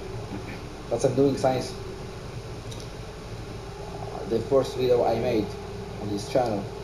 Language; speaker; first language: English; non-native, learner; Italian